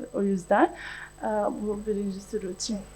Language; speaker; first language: Turkish; non-native, local second language; Arabic